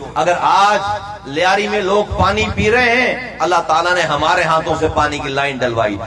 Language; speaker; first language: Urdu; native; Urdu